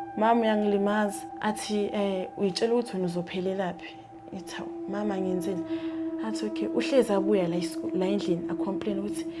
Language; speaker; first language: Zulu; native; Zulu